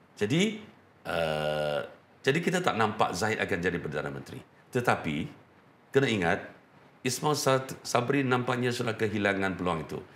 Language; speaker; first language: Malay; non-native, local second language; Chinese